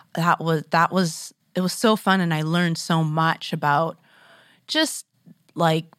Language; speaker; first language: English; native; English